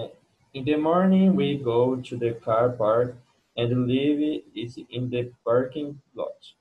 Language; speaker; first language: English; non-native, learner; Portuguese